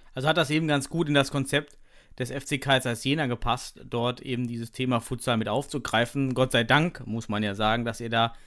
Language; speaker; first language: German; native; German